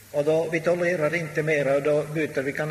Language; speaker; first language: Swedish; non-native, local second language; Finnish